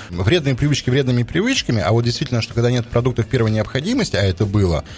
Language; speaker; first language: Russian; native; Russian